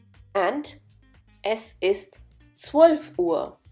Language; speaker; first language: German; non-native, fluent; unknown